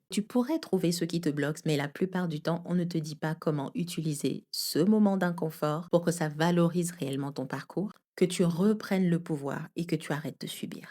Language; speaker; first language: French; native; French